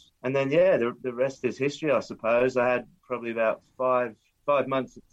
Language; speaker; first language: English; native; English